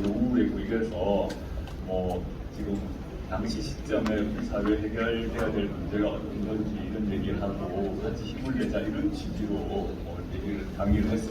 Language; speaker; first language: Korean; native; Korean